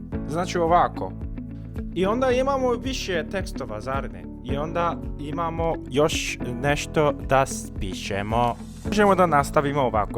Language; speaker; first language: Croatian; non-native, fluent; Korean